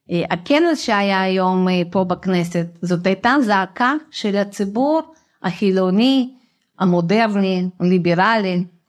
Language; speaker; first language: Hebrew; non-native, fluent; Russian